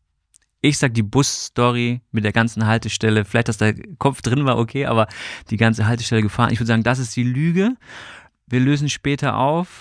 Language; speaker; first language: German; native; German